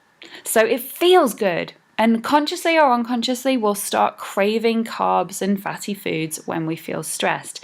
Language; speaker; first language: English; native; English